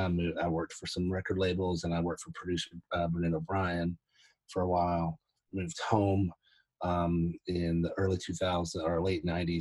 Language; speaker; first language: English; native; English